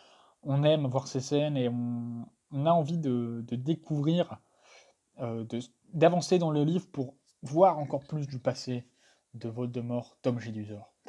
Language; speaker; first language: French; native; French